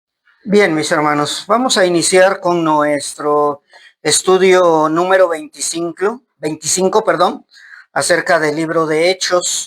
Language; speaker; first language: Spanish; native; Spanish